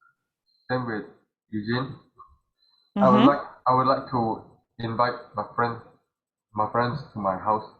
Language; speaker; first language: English; non-native, learner; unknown